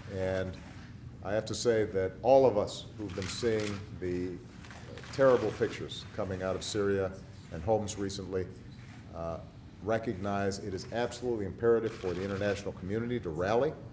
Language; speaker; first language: English; native; English